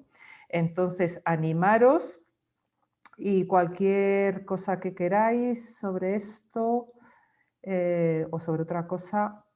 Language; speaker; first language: Spanish; native; Spanish